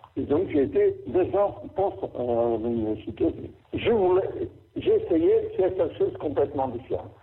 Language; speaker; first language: French; non-native, fluent; Portuguese